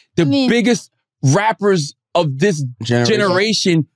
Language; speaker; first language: English; native; English